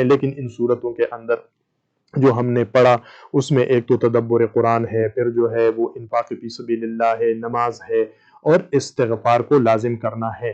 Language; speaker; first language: Urdu; native; Urdu